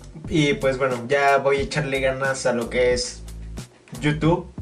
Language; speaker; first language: Spanish; native; Spanish